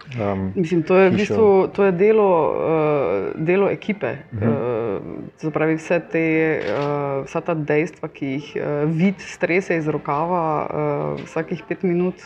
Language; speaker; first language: Slovenian; native; Slovenian